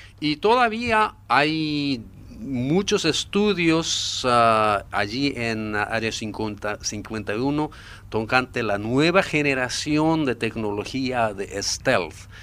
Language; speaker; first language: Spanish; non-native, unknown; Japanese